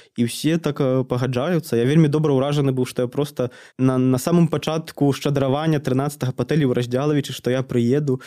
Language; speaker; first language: Belarusian; native; Belarusian